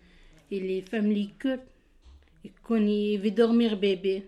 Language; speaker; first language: French; non-native, learner; Kurdish